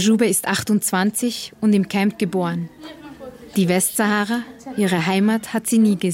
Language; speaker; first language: German; native; German